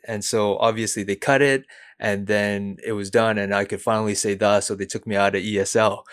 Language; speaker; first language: English; early bilingual, other home language; Cantonese